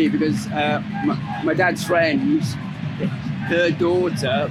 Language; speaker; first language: English; native; English